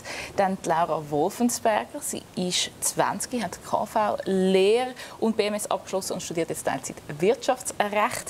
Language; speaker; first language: German; native; German